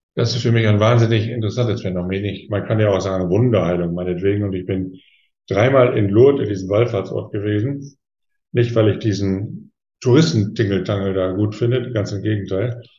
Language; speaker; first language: German; native; German